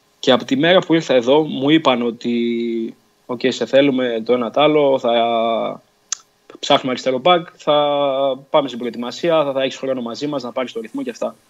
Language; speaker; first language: Greek; early bilingual, other home language; Portuguese